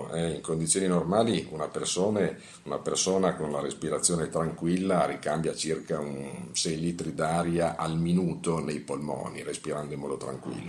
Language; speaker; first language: Italian; native; Italian